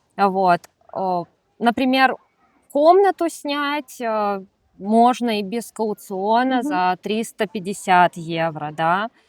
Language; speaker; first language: Russian; native; Russian